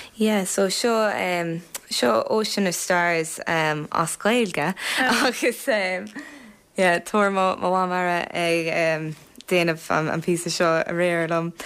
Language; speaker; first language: Irish; non-native, local second language; English